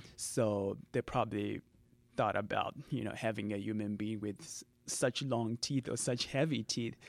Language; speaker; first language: English; non-native, local second language; Shona